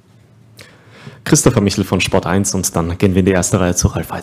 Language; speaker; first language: German; native; German